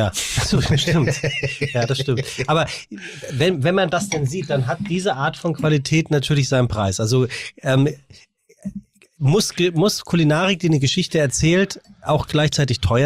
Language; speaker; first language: German; native; German